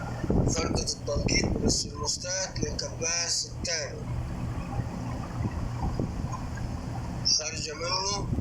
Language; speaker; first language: Arabic; native; Arabic